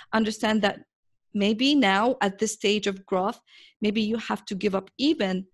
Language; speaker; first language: English; non-native, fluent; Arabic